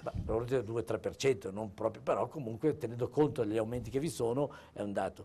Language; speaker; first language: Italian; native; Italian